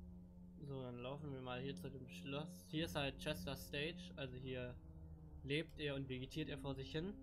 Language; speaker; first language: German; native; German